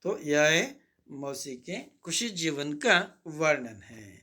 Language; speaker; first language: Hindi; non-native, local second language; Kannada